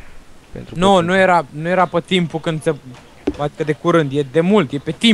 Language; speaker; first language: Romanian; native; Romanian